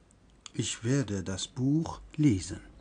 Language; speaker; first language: German; non-native, fluent; Persian